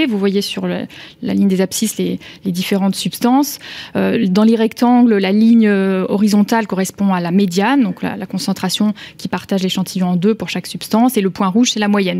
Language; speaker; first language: French; native; French